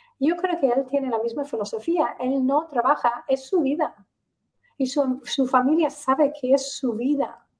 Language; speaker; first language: Spanish; non-native, fluent; English